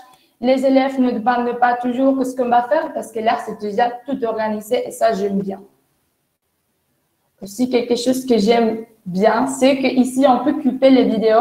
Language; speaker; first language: French; non-native, fluent; Spanish